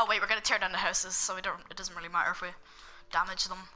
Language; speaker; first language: English; native; English